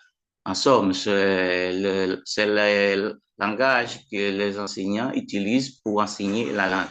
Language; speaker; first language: French; non-native, fluent; Spanish